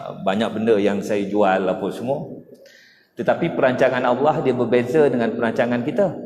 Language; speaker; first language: Malay; native; Malay